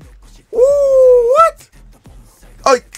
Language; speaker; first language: Japanese; non-native, learner; English